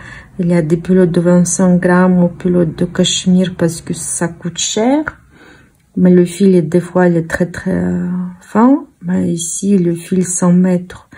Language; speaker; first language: French; non-native, fluent; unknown